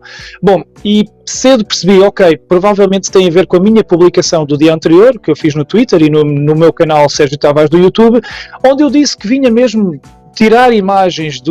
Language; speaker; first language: Portuguese; native; Portuguese